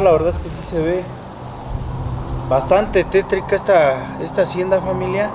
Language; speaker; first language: Spanish; native; Spanish